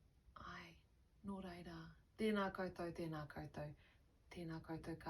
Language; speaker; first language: Māori; non-native, local second language; English